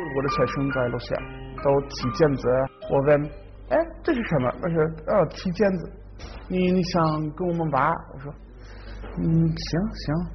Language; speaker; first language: Chinese; non-native, learner; English